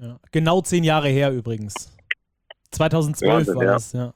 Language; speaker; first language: German; native; German